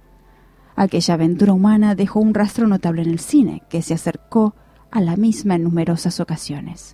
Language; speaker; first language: Spanish; native; Spanish